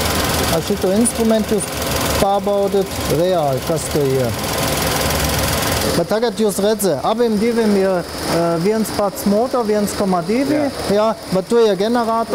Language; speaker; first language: Latvian; non-native, learner; German